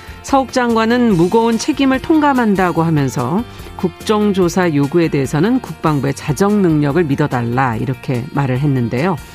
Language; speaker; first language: Korean; native; Korean